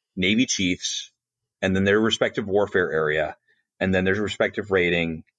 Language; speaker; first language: English; native; English